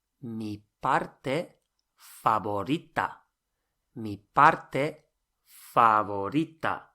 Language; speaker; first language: Spanish; non-native, fluent; English